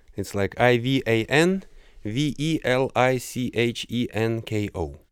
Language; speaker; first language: English; non-native, fluent; Russian